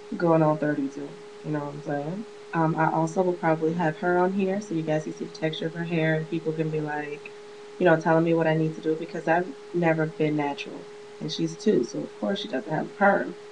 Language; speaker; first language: English; native; English